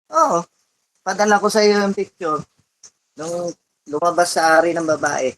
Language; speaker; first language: Filipino; non-native, local second language; Iloko